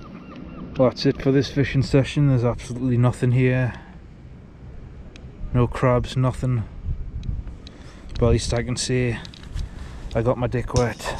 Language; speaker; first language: English; native; English